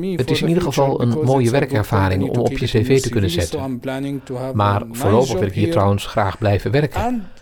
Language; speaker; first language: Dutch; non-native, fluent; Arabic